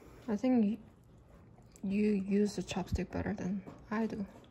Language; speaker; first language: English; non-native, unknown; Korean